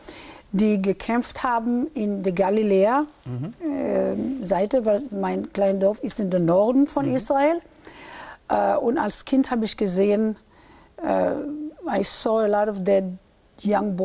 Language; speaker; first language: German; early bilingual, heritage; German